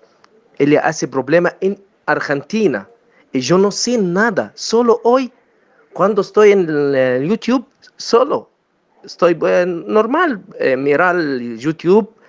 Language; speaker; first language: Spanish; non-native, learner; Arabic